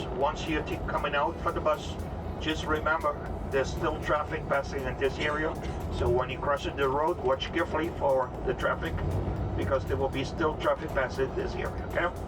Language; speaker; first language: English; non-native, fluent; Papiamento